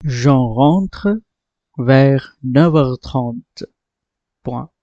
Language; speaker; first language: French; non-native, fluent; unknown